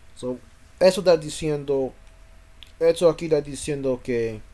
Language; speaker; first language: Spanish; non-native, learner; English